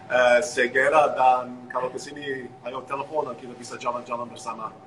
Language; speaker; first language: Indonesian; non-native, fluent; English